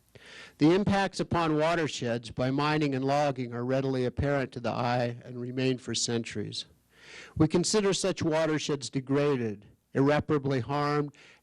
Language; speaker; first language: English; native; English